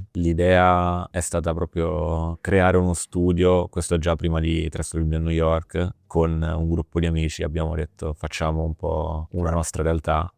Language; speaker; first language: Italian; native; Italian